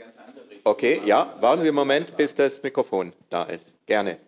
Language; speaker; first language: German; native; German